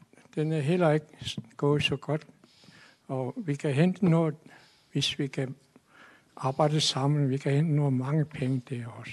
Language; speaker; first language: Danish; non-native, local second language; Kalaallisut